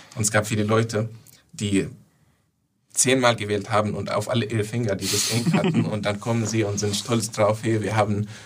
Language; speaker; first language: German; non-native, fluent; Arabic